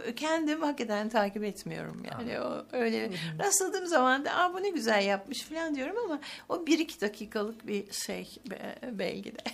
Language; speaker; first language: Turkish; native; Turkish